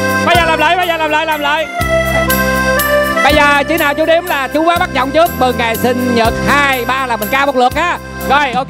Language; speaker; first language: Vietnamese; native; Vietnamese